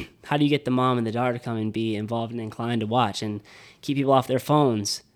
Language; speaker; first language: English; native; English